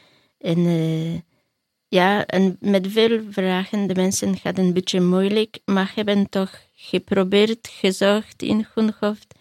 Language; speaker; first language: Dutch; non-native, learner; Polish